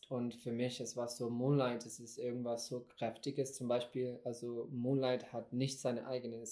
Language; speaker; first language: German; non-native, fluent; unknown